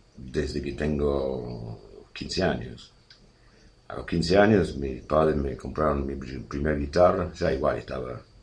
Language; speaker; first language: Spanish; non-native, fluent; English